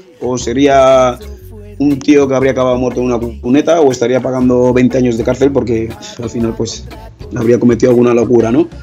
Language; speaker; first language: Spanish; early bilingual, other home language; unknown